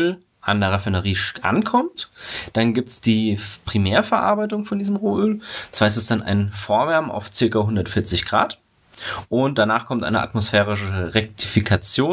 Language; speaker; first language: German; native; German